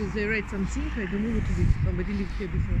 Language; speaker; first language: English; non-native, learner; Russian